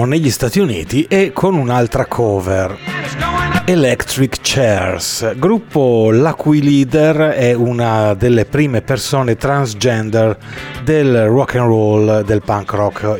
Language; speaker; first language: Italian; native; Italian